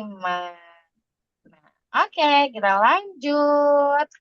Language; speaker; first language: Indonesian; native; Indonesian